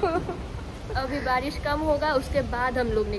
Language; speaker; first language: Hindi; non-native, local second language; Bangla